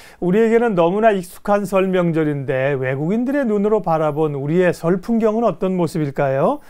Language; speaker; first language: Korean; native; Korean